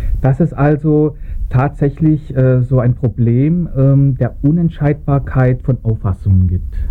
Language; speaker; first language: German; native; German